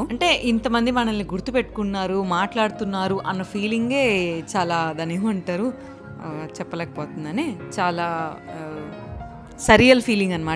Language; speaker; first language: Telugu; native; Telugu